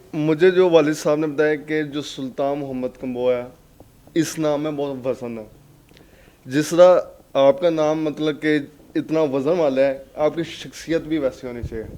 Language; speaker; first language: Urdu; non-native, local second language; Punjabi